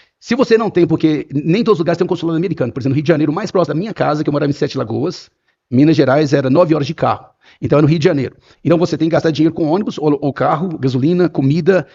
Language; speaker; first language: Portuguese; native; Portuguese